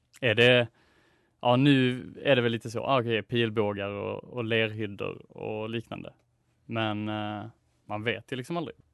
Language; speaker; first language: Swedish; native; Swedish